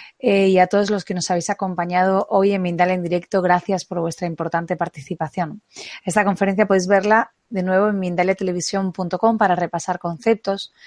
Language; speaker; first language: Spanish; native; Spanish